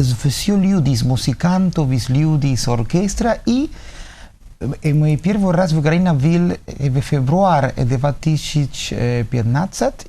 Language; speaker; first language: Russian; non-native, learner; Spanish